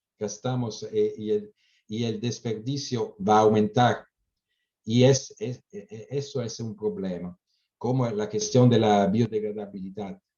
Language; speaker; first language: Spanish; non-native, fluent; Italian